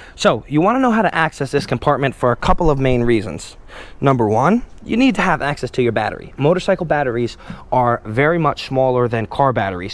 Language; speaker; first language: English; native; English